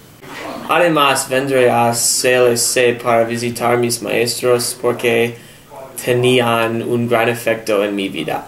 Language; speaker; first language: Spanish; non-native, learner; English